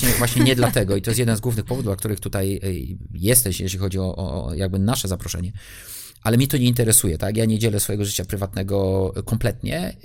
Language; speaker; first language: Polish; native; Polish